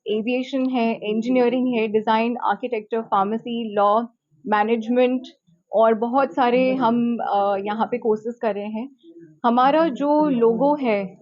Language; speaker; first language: Hindi; native; Hindi